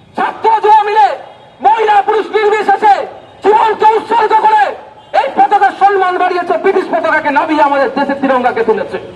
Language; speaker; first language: Bangla; native; Bangla